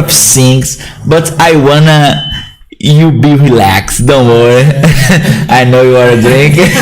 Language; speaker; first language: English; non-native, learner; Portuguese